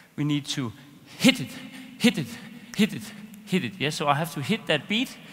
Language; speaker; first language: English; non-native, fluent; Danish